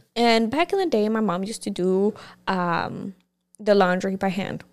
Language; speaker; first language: English; early bilingual, other home language; Spanish